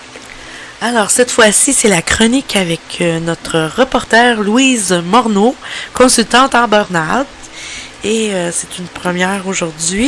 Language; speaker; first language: French; native; French